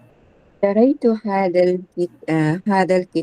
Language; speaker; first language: Arabic; non-native, learner; Filipino